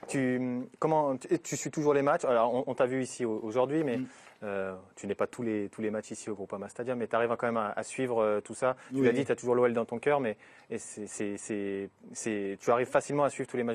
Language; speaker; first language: French; native; French